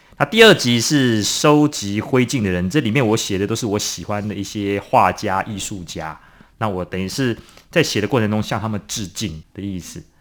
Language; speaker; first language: Chinese; native; Chinese